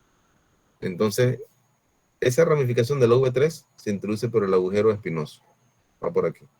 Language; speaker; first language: Spanish; native; Spanish